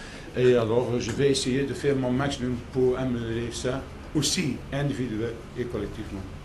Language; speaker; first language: French; non-native, local second language; Dutch